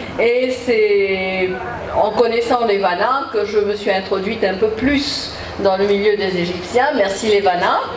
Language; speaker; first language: French; native; French